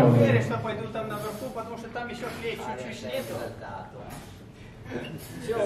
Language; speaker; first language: Russian; non-native, learner; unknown